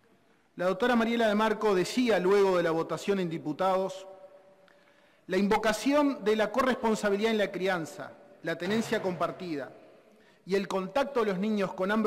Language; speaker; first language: Spanish; native; Spanish